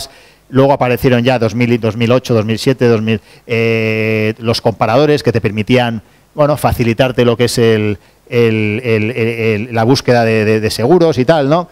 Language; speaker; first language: Spanish; native; Spanish